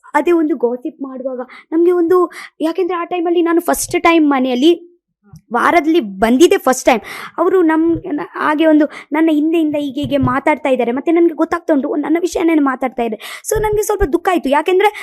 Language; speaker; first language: Kannada; non-native, local second language; Tulu